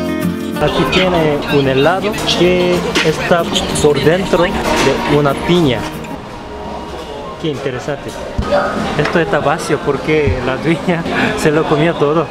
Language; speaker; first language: Spanish; non-native, fluent; Korean